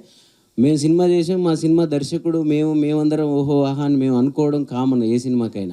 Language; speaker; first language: Telugu; native; Telugu